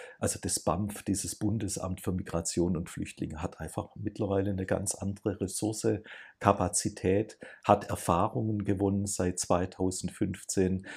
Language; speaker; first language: German; native; German